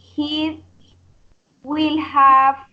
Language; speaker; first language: English; non-native, learner; Spanish